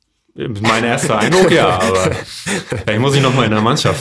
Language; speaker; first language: German; native; German